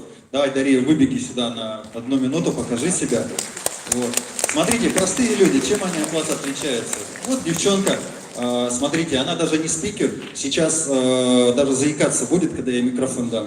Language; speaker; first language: Russian; native; Russian